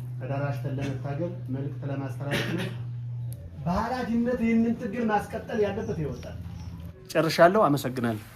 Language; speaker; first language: Amharic; native; Amharic